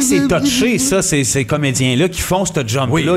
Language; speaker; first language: French; native; French